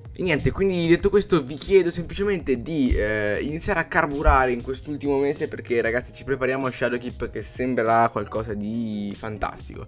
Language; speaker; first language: Italian; native; Italian